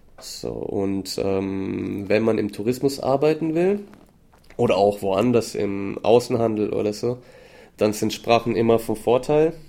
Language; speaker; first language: German; native; German